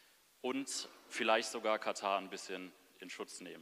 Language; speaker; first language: German; native; German